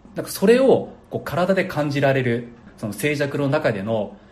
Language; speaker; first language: Japanese; native; Japanese